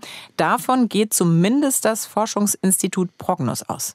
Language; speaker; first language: German; native; German